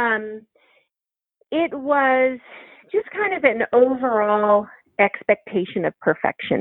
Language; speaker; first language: English; native; English